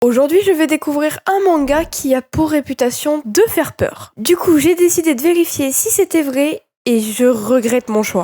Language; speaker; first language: French; native; French